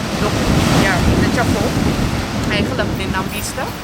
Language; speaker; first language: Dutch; non-native, local second language; Papiamento